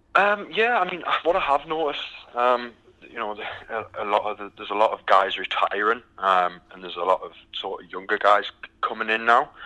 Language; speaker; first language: English; native; English